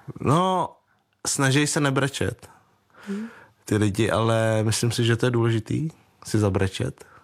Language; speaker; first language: Czech; early bilingual, other home language; Vietnamese